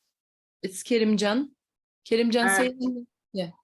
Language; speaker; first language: English; non-native, fluent; Turkish